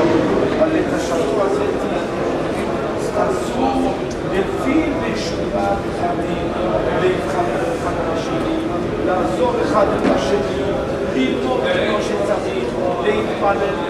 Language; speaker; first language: Hebrew; non-native, fluent; Hindi